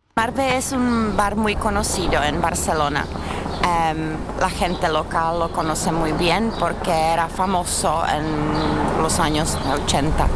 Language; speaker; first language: Spanish; non-native, learner; Czech